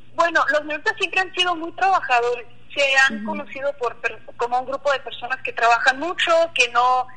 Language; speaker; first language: Spanish; non-native, local second language; Plautdietsch